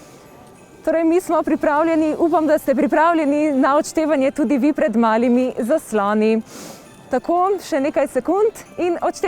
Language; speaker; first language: Slovenian; native; Slovenian